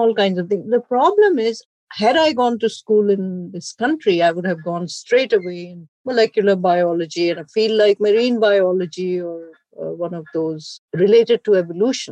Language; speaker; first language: English; non-native, local second language; Urdu